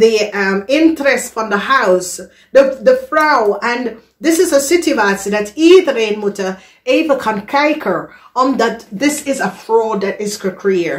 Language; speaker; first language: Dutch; non-native, learner; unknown